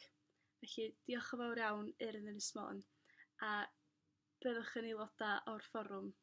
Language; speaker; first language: Welsh; native; Welsh